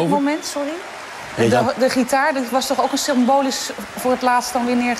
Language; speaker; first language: Dutch; native; Dutch